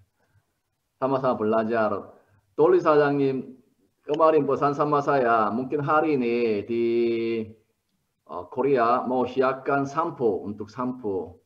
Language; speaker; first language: Indonesian; non-native, learner; Korean